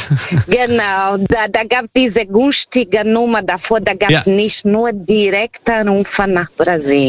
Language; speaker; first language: German; non-native, fluent; Portuguese